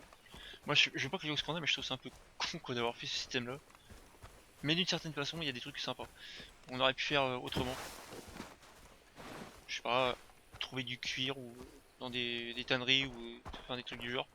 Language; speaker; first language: French; native; French